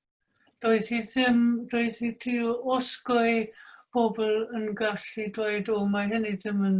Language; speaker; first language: Welsh; non-native, fluent; English